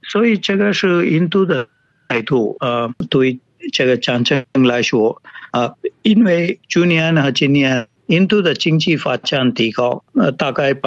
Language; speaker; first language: Chinese; non-native, fluent; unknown